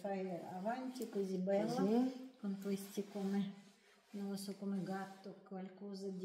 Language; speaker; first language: Italian; non-native, learner; Russian